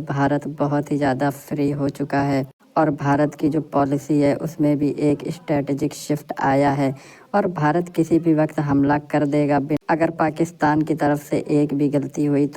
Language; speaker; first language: Hindi; native; Hindi